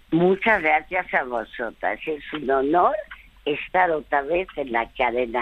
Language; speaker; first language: Spanish; early bilingual, other home language; French